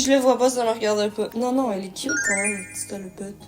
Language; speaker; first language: French; native; French